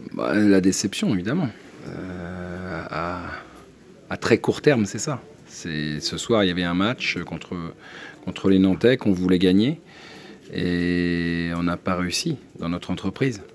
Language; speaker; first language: French; native; French